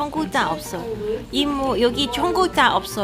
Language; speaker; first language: Korean; non-native, learner; Cantonese